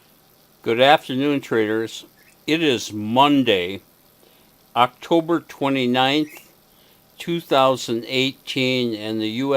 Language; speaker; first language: English; native; English